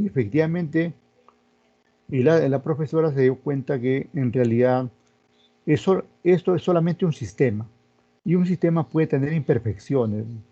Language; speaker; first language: Spanish; native; Spanish